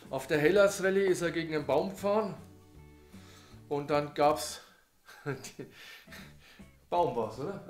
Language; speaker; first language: German; native; German